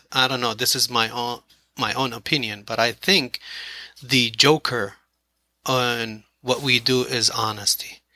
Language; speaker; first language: English; non-native, fluent; Arabic